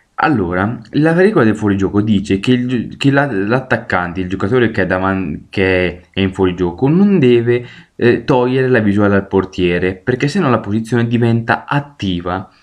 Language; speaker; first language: Italian; native; Italian